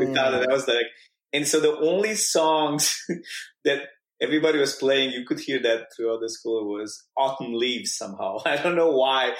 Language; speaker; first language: English; non-native, fluent; Romanian